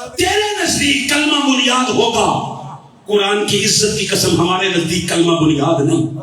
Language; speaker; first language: Urdu; non-native, local second language; Punjabi